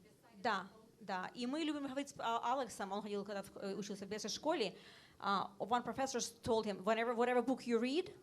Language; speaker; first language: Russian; early bilingual, heritage; Russian